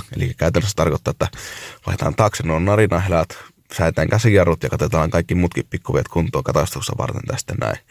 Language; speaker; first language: Finnish; native; Finnish